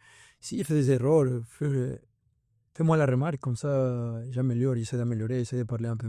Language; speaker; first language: French; non-native, fluent; Spanish